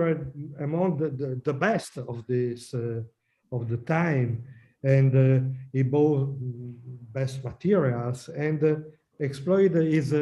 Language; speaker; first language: English; non-native, learner; Italian